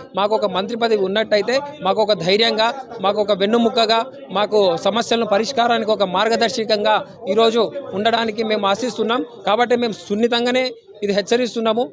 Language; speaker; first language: Telugu; non-native, local second language; Lambadi